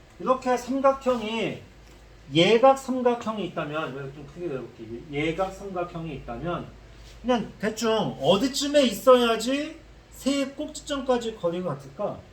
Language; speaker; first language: Korean; native; Korean